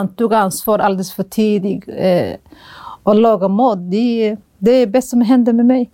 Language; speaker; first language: Swedish; non-native, fluent; Somali